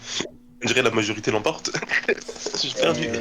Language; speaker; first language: French; native; French